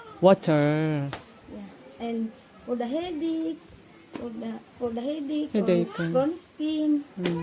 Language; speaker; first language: English; non-native, learner; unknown